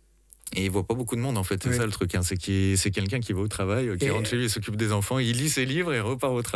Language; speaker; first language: French; native; French